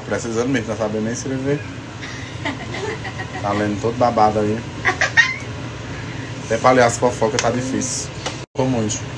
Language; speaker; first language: Portuguese; native; Portuguese